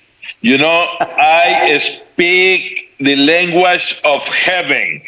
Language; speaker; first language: English; non-native, learner; Spanish